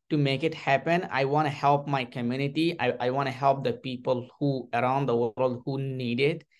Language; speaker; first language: English; non-native, learner; Rohingya